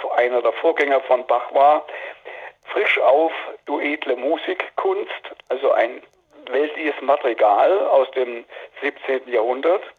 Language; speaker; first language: German; native; German